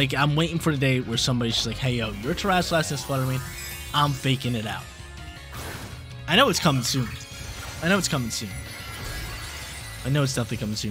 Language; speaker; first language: English; native; English